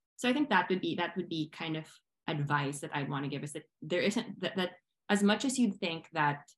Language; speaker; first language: English; non-native, local second language; Filipino